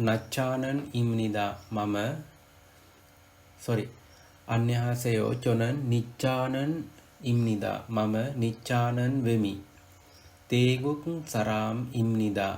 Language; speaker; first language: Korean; non-native, fluent; Sinhala